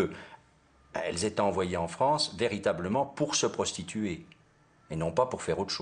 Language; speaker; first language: French; native; French